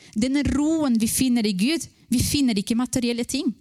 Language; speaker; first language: Norwegian; non-native, fluent; Spanish